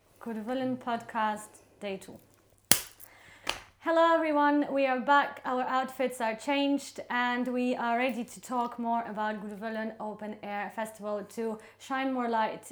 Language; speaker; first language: English; non-native, fluent; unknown